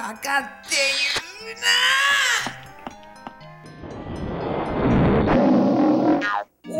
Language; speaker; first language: Japanese; native; Japanese